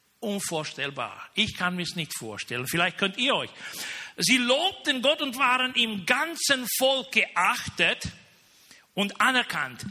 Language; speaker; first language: German; non-native, fluent; Romanian